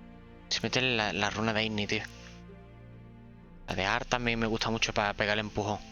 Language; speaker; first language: Spanish; native; Spanish